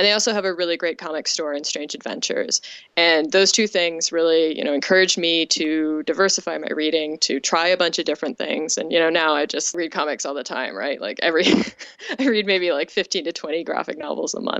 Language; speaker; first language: English; native; English